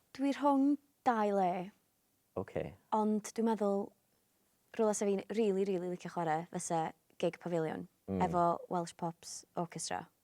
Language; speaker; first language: Welsh; native; Welsh